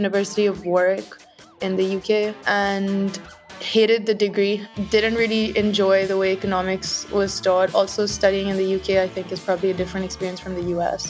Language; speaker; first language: English; non-native, local second language; Urdu